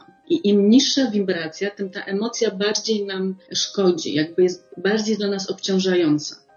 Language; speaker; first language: Polish; native; Polish